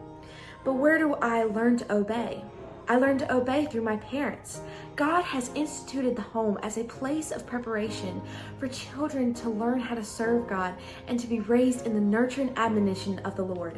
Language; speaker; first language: English; native; English